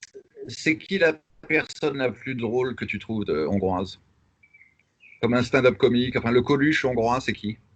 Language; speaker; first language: French; native; French